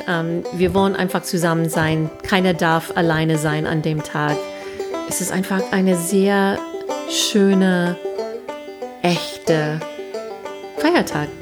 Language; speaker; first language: German; non-native, fluent; English